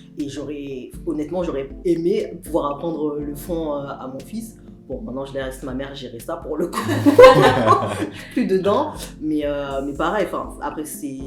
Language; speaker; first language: French; native; French